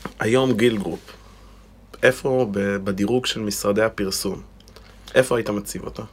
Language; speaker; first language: Hebrew; native; Hebrew